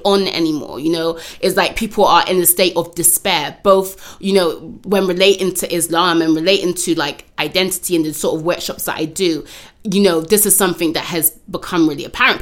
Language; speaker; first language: English; native; English